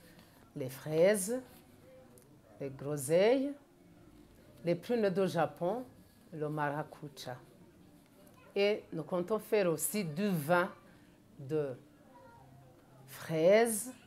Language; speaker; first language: French; non-native, local second language; Rundi